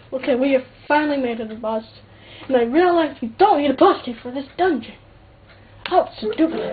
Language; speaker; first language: English; native; English